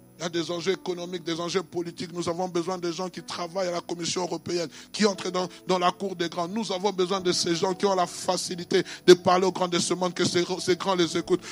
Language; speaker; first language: French; non-native, local second language; Lingala